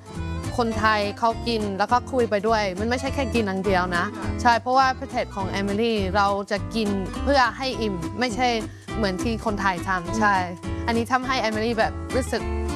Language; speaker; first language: Thai; non-native, fluent; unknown